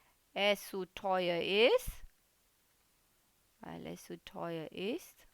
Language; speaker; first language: German; non-native, fluent; Hindi